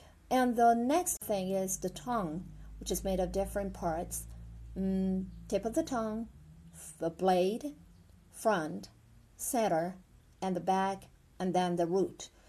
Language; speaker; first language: English; non-native, fluent; Persian